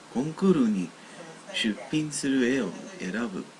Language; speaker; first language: Japanese; non-native, fluent; English